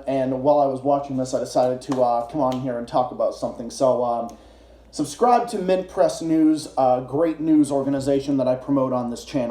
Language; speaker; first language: English; native; English